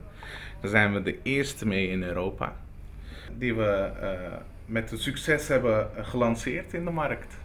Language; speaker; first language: Dutch; early bilingual, other home language; Turkish